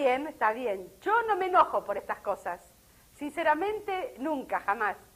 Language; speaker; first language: Spanish; native; Spanish